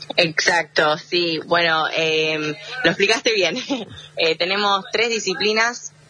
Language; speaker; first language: Spanish; early bilingual, other home language; English